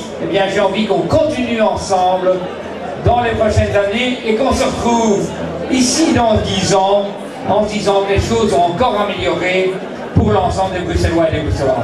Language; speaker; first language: French; native; French